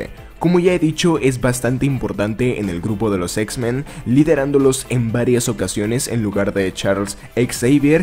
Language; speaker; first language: Spanish; native; Spanish